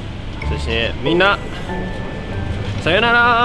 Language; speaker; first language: Japanese; non-native, learner; Chinese